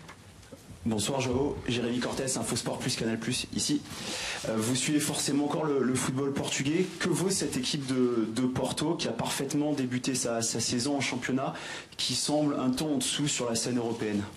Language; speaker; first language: French; native; French